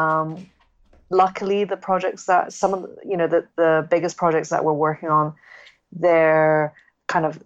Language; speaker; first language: English; non-native, local second language; Cantonese